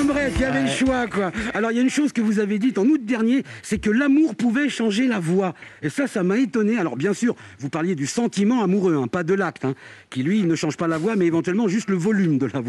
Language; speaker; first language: French; native; French